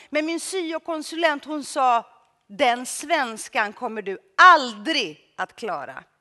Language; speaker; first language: Swedish; early bilingual, other home language; Greek